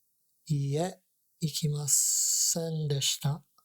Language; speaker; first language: Japanese; non-native, learner; English